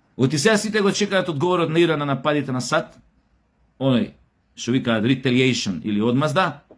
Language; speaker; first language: Macedonian; native; Macedonian